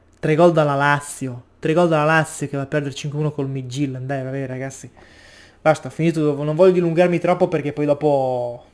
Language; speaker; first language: Italian; native; Italian